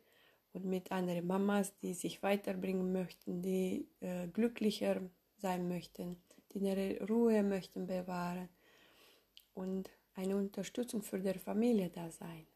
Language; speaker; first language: German; non-native, fluent; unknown